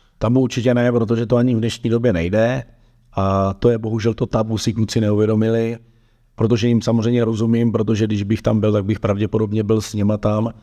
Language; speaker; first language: Czech; native; Czech